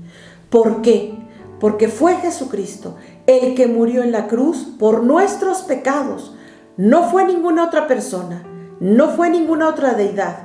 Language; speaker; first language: Spanish; native; Spanish